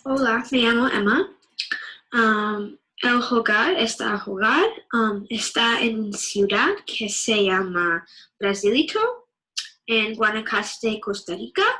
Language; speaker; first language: Spanish; non-native, learner; English